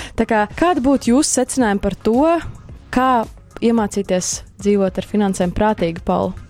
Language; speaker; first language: Latvian; native; Latvian